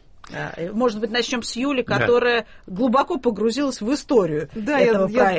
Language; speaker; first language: Russian; native; Russian